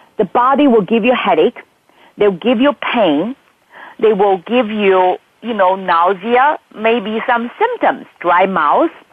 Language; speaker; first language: English; non-native, fluent; Chinese